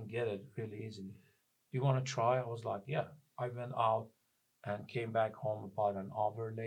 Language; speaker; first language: English; non-native, fluent; Persian